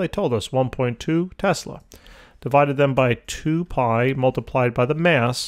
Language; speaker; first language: English; native; English